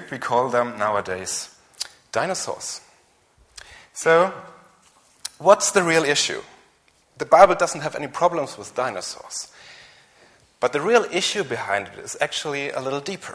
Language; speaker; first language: English; non-native, fluent; German